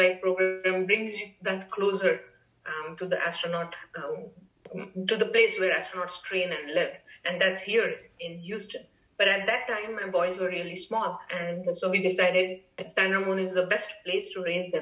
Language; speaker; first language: English; non-native, local second language; Marathi